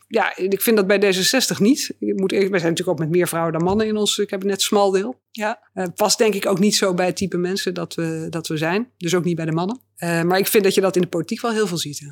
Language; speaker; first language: Dutch; native; Dutch